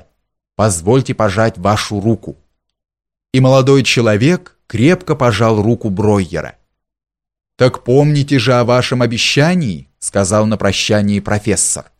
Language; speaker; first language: Russian; native; Russian